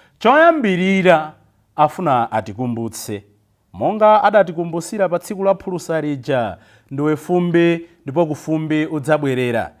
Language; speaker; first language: Nyanja; native; Nyanja